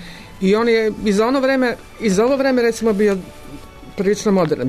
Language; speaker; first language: Serbian; native; Serbian